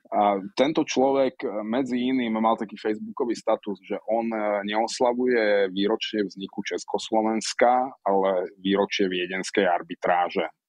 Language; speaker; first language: Slovak; native; Slovak